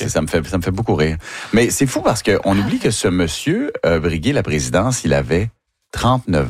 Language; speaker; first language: French; native; French